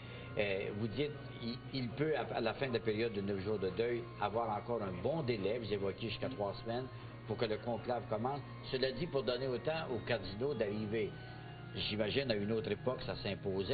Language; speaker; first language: French; native; French